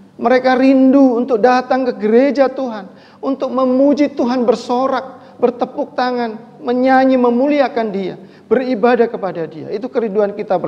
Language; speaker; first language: Indonesian; native; Indonesian